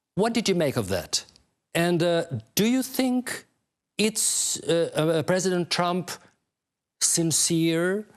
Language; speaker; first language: English; non-native, fluent; Albanian